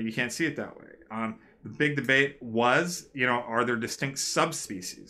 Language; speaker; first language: English; native; English